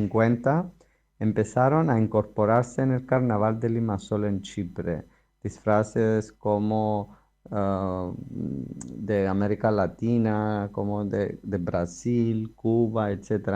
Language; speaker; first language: Spanish; non-native, fluent; Greek